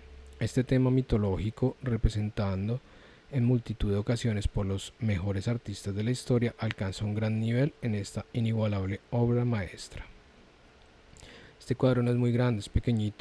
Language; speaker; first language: Spanish; native; Spanish